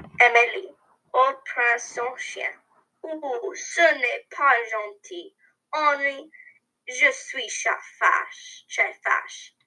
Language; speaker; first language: French; non-native, learner; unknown